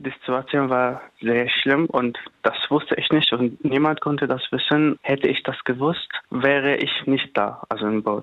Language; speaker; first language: German; non-native, fluent; Arabic